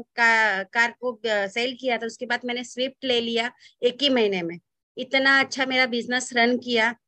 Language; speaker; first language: Hindi; non-native, local second language; Gujarati